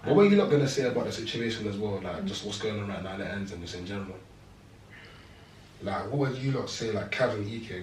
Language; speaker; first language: English; native; English